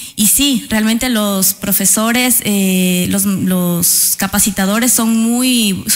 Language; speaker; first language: Spanish; native; Spanish